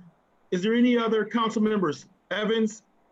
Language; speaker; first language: English; native; English